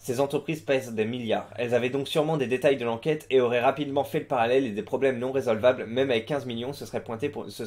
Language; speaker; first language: French; native; French